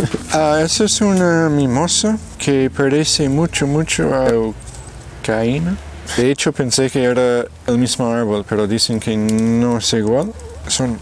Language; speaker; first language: Spanish; non-native, fluent; English